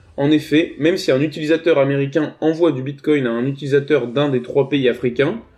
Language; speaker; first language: French; native; French